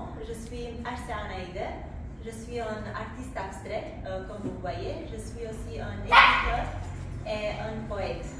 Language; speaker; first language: French; non-native, fluent; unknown